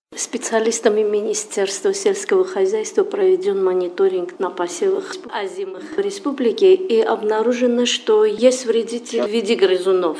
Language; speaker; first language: Russian; non-native, local second language; Armenian